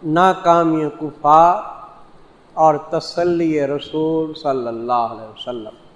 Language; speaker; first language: Urdu; non-native, local second language; Saraiki